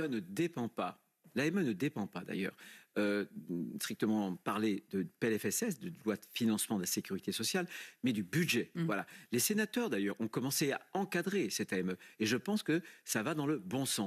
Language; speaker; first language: French; native; French